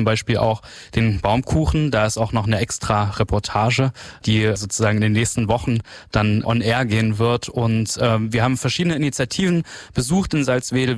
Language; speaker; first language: German; native; German